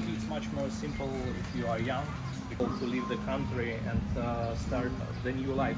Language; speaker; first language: English; non-native, learner; Russian